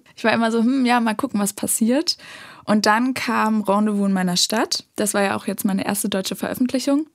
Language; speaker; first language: German; native; German